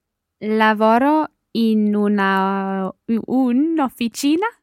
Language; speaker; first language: Italian; non-native, learner; English